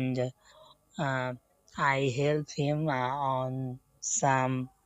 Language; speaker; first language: English; non-native, learner; Bangla